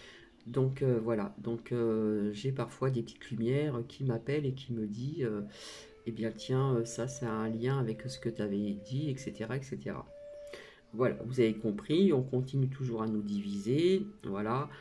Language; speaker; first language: French; native; French